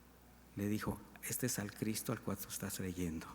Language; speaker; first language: Spanish; native; Spanish